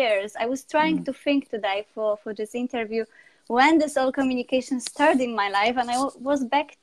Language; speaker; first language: English; non-native, fluent; Polish